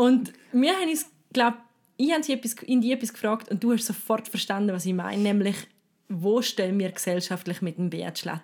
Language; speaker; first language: German; native; German